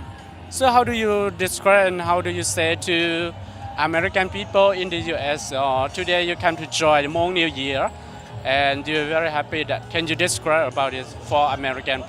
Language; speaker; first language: English; non-native, learner; Hmong